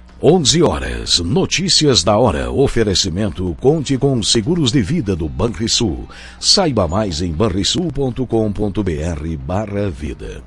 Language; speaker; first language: Portuguese; native; Portuguese